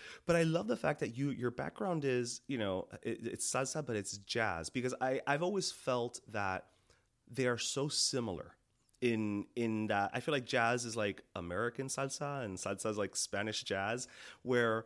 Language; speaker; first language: English; early bilingual, other home language; Spanish